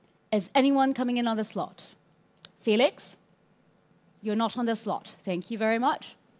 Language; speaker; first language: English; non-native, local second language; Cantonese